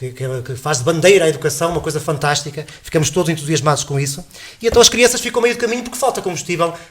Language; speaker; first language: Portuguese; native; Portuguese